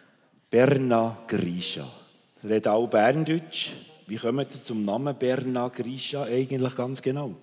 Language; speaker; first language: German; native; German